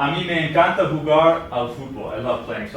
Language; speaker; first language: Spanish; non-native, fluent; English